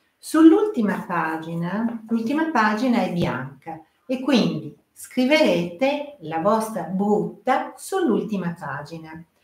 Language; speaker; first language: Italian; native; Italian